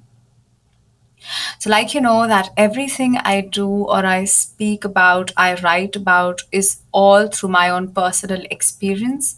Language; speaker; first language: English; non-native, local second language; Hindi